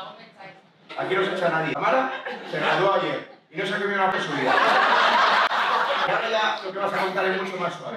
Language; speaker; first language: Spanish; native; Spanish